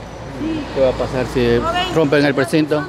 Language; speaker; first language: Spanish; native; Spanish